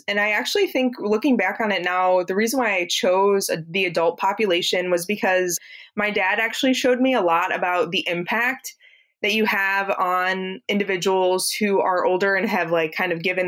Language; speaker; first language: English; native; English